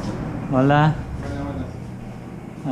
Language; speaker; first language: Spanish; non-native, learner; Russian